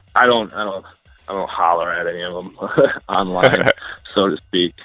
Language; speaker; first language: English; native; English